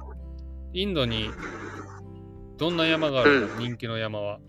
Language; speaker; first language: Japanese; native; Japanese